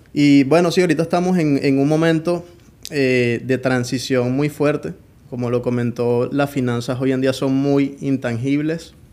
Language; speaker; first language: Spanish; native; Spanish